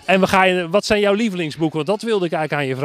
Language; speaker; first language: Dutch; native; Dutch